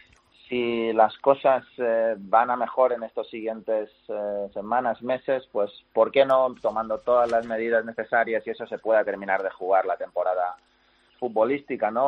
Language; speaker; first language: Spanish; native; Spanish